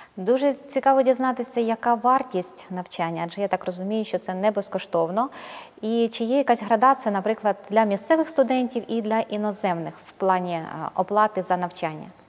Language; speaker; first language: Ukrainian; native; Ukrainian